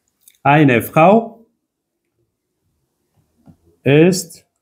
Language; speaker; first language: German; non-native, fluent; Persian